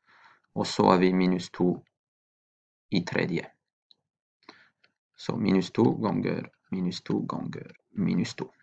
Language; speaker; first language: Norwegian; non-native, fluent; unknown